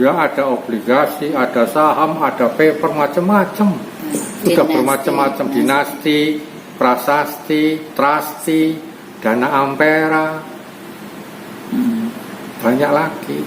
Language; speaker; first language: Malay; non-native, local second language; Javanese